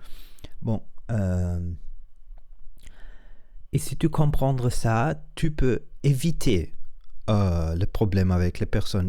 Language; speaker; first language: French; non-native, learner; Spanish